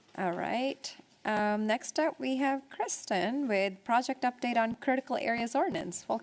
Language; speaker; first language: English; native; English